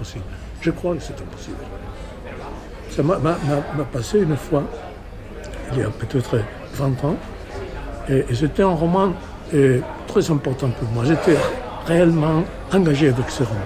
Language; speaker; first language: French; non-native, fluent; Spanish